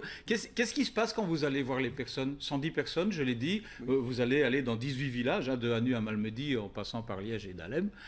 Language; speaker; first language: French; native; French